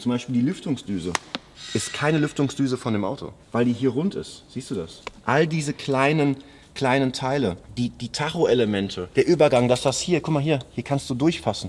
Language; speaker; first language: German; native; German